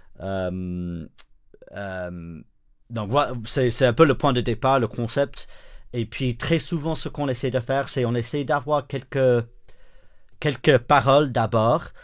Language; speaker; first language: French; non-native, fluent; English